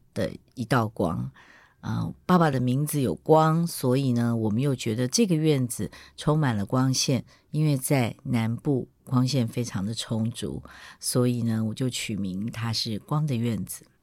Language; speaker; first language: Chinese; native; Chinese